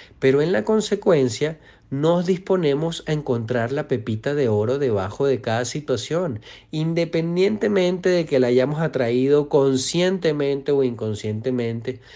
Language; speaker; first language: Spanish; native; Spanish